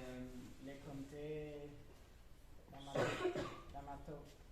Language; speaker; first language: French; non-native, learner; Spanish